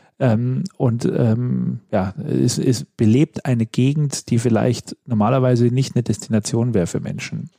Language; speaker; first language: German; native; German